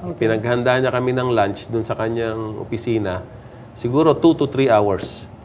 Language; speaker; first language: Filipino; non-native, local second language; Pampanga